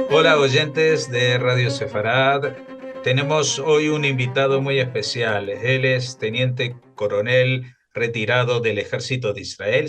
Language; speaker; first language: Spanish; native; Spanish